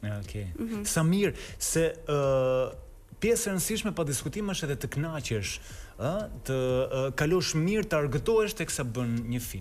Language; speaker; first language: Albanian; native; Albanian